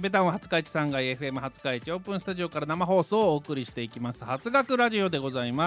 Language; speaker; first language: Japanese; native; Japanese